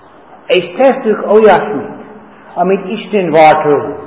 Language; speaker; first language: Hungarian; non-native, learner; English